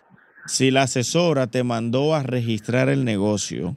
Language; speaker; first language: Spanish; native; Spanish